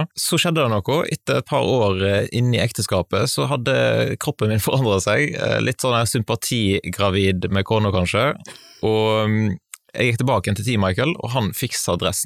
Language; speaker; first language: Norwegian; native; Norwegian